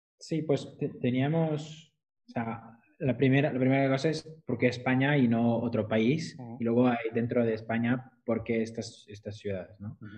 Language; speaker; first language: Spanish; non-native, fluent; French